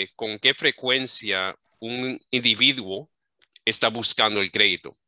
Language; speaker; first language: Spanish; early bilingual, other home language; English